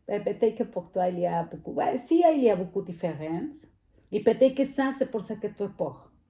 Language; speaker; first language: French; non-native, fluent; Spanish